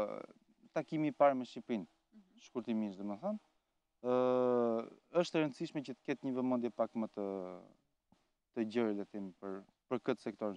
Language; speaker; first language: Albanian; native; Albanian